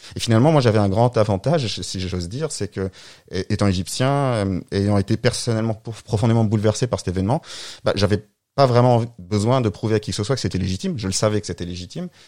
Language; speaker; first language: French; non-native, fluent; Arabic